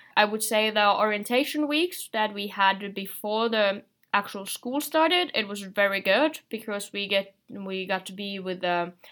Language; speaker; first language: English; non-native, fluent; Finnish